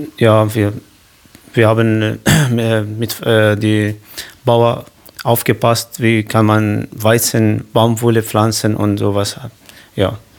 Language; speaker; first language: German; non-native, learner; Kurdish